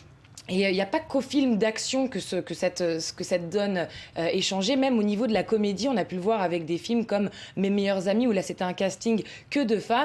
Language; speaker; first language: French; native; French